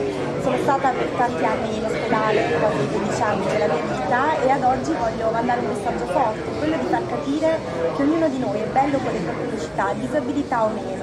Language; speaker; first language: Italian; native; Italian